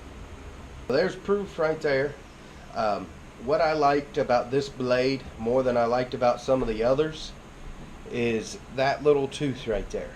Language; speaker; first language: English; native; English